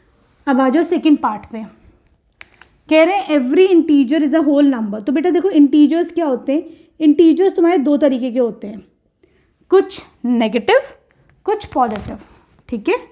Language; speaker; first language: Hindi; native; Hindi